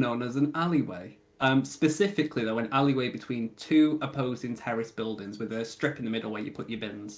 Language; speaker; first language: English; native; English